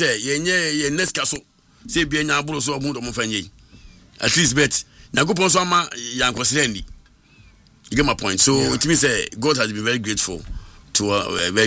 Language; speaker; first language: English; non-native, local second language; Akan